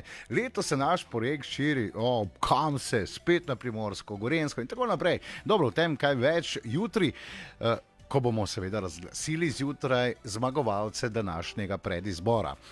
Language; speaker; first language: Slovenian; native; Slovenian